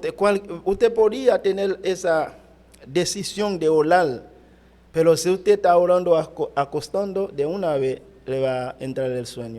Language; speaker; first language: Spanish; non-native, fluent; Haitian Creole